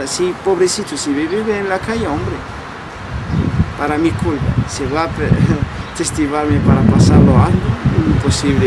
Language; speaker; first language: Spanish; non-native, learner; Arabic